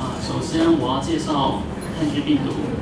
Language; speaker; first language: Chinese; native; Chinese